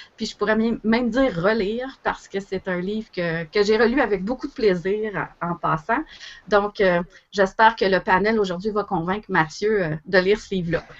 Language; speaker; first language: French; native; French